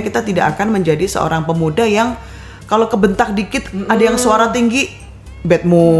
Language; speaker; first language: Indonesian; native; Indonesian